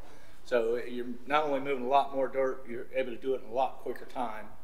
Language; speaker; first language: English; native; English